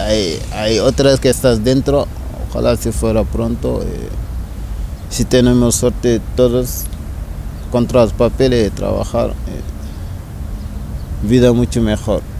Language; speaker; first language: Spanish; non-native, learner; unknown